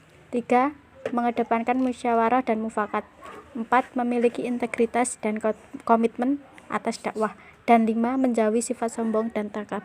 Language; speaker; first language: Indonesian; native; Indonesian